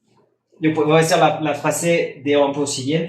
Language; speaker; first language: Spanish; non-native, fluent; French